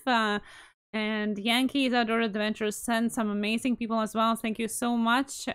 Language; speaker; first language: English; non-native, fluent; Latvian